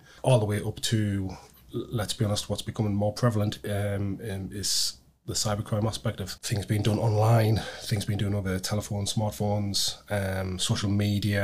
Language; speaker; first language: English; native; English